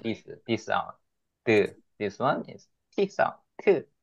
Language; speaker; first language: English; non-native, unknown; Korean